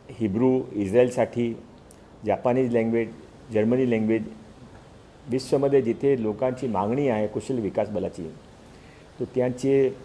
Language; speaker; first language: Marathi; non-native, local second language; Hindi